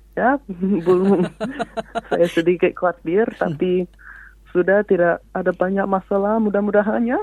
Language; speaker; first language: Indonesian; non-native, fluent; English